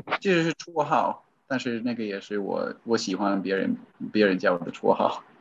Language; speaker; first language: Chinese; non-native, fluent; English